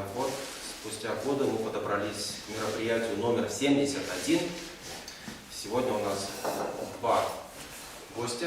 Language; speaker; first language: Russian; native; Russian